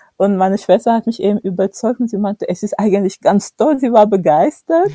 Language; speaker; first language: German; non-native, fluent; French